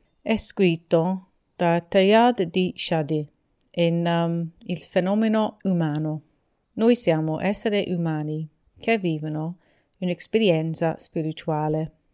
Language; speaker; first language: Italian; non-native, fluent; English